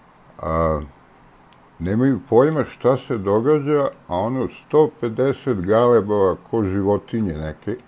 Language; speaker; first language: Serbian; native; Serbian